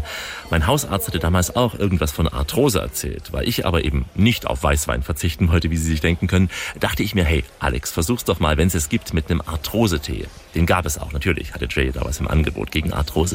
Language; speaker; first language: German; native; German